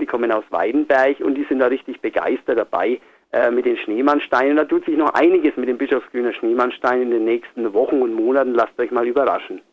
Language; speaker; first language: German; native; German